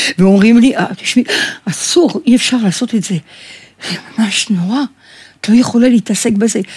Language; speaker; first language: Hebrew; non-native, fluent; French